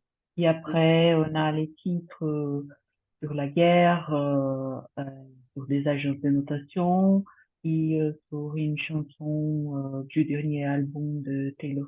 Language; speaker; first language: French; non-native, fluent; Portuguese